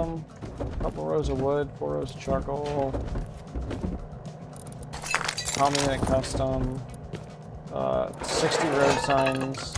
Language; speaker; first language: English; native; English